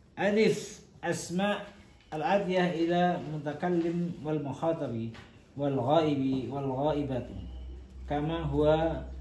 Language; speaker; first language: Arabic; non-native, fluent; Indonesian